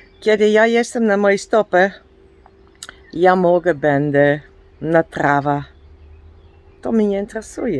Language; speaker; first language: Polish; non-native, learner; Dutch